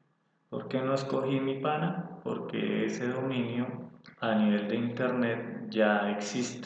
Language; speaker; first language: Spanish; native; Spanish